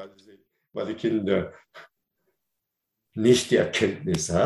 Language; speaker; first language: German; non-native, learner; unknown